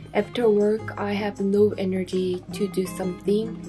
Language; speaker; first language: English; non-native, learner; Korean